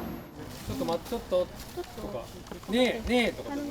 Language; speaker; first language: Japanese; non-native, learner; Korean